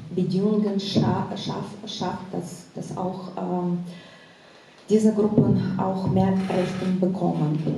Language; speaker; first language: German; non-native, fluent; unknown